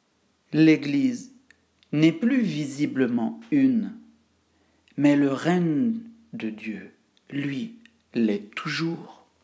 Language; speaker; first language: French; native; French